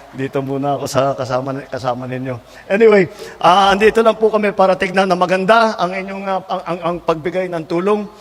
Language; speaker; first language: Filipino; native; Filipino